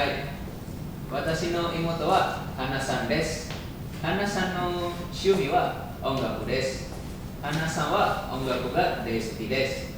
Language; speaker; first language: Japanese; non-native, learner; Indonesian